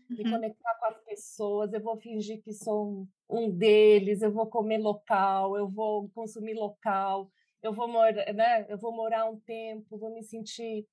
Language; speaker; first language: Portuguese; early bilingual, other home language; Spanish